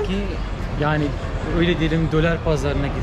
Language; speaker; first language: Turkish; non-native, fluent; Kurdish